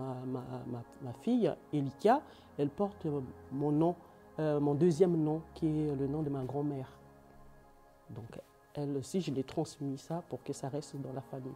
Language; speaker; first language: French; non-native, local second language; Lingala